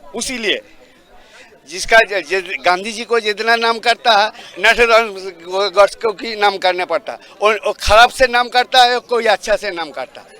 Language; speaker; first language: Hindi; non-native, local second language; Bangla